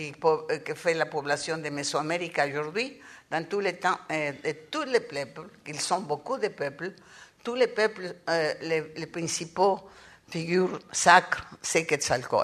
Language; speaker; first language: French; non-native, learner; Spanish